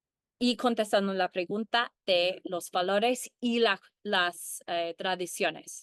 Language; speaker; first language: Spanish; early bilingual, heritage; Spanish